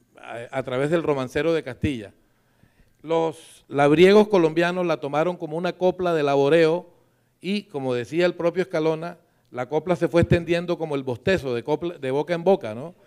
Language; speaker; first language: Spanish; native; Spanish